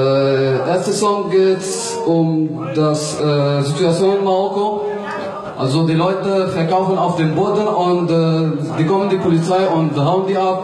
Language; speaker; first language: German; non-native, learner; Arabic